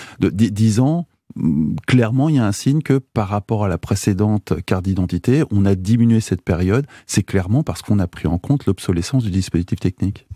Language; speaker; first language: French; native; French